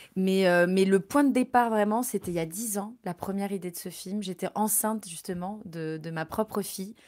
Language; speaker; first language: French; native; French